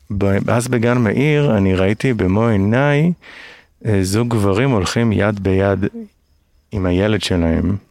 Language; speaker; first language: Hebrew; native; Hebrew